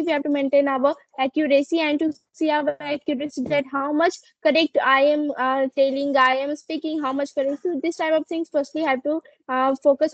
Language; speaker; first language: English; non-native, learner; Hindi